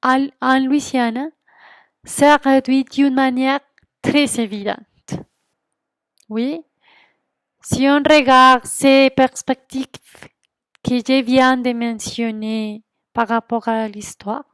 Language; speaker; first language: French; non-native, fluent; Spanish